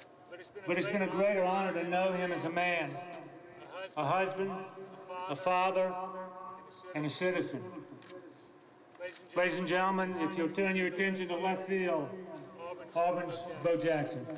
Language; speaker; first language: English; native; English